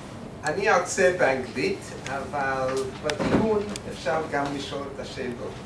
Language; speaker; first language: Hebrew; non-native, fluent; English